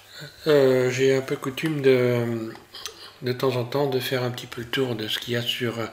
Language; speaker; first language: French; native; French